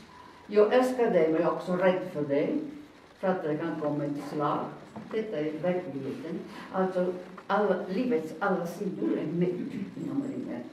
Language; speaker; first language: Swedish; non-native, fluent; Italian